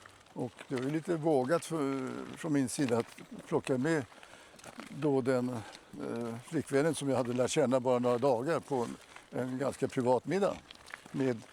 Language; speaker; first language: Swedish; native; Swedish